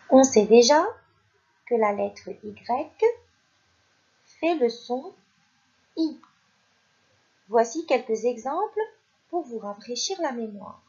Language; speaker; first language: French; non-native, local second language; Arabic